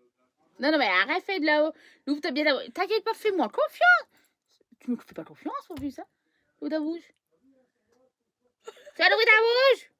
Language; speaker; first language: French; native; French